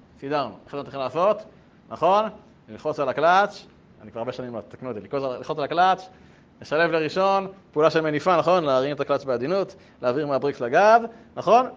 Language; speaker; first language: Hebrew; native; Hebrew